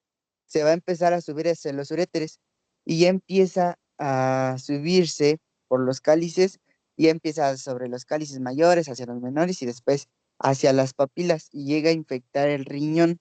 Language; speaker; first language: Spanish; native; Spanish